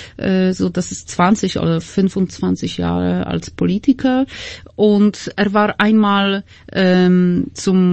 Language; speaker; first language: German; non-native, fluent; Polish